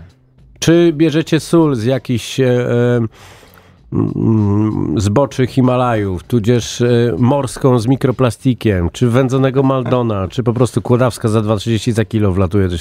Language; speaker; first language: Polish; native; Polish